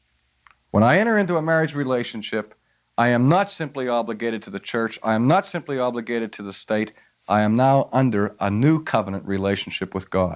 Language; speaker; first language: English; native; English